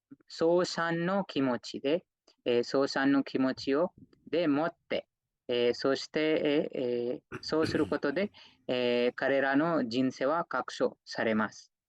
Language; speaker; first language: Japanese; non-native, fluent; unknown